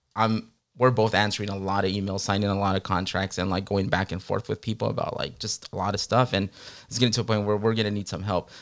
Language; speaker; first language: English; native; English